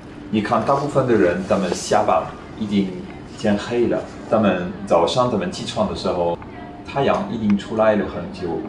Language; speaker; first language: Chinese; non-native, fluent; French